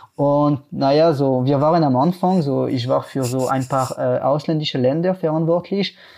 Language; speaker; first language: German; non-native, fluent; French